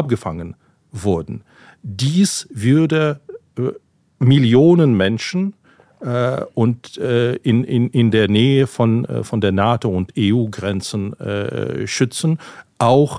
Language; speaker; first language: German; non-native, fluent; Ukrainian